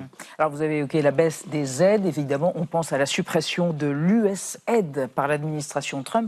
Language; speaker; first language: French; native; French